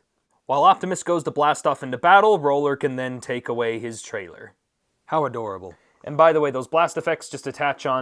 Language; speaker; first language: English; native; English